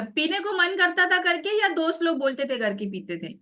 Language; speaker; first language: Hindi; non-native, local second language; Marathi